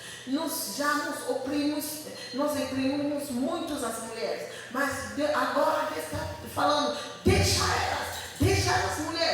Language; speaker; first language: Portuguese; non-native, learner; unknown